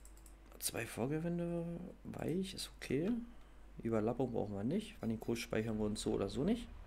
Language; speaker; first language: German; native; German